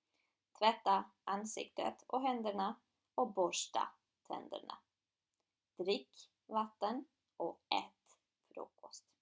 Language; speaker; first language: Swedish; non-native, fluent; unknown